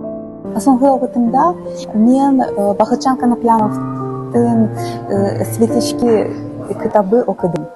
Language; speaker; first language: Kazakh; non-native, learner; Russian